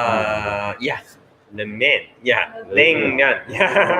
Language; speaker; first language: English; non-native, learner; Korean